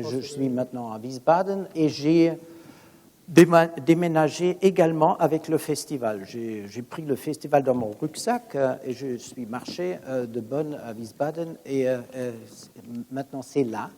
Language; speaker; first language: French; non-native, fluent; German